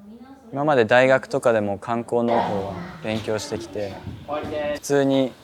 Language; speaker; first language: Japanese; native; Japanese